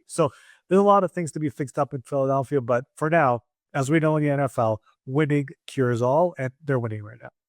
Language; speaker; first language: English; native; English